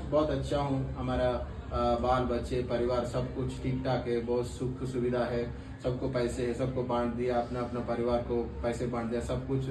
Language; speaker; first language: Hindi; non-native, local second language; Telugu